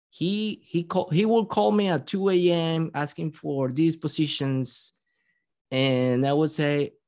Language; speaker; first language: English; non-native, fluent; Spanish